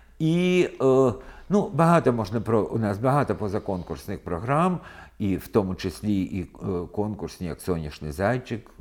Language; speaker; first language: Ukrainian; non-native, local second language; Russian